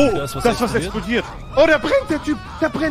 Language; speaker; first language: German; native; German